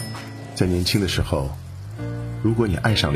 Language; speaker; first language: Chinese; native; Chinese